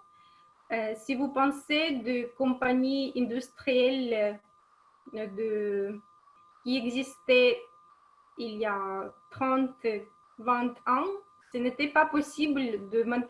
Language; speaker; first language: French; non-native, fluent; Russian